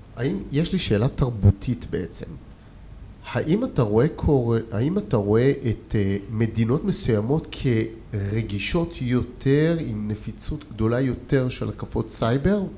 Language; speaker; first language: Hebrew; native; Hebrew